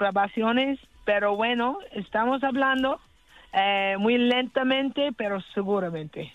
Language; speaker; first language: Spanish; non-native, learner; English